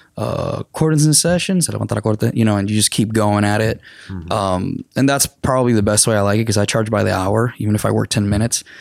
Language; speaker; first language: English; non-native, fluent; Spanish